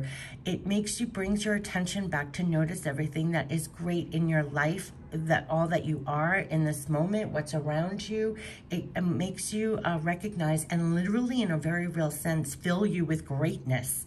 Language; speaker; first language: English; native; English